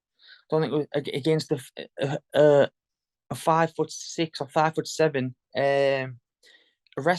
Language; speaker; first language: English; native; English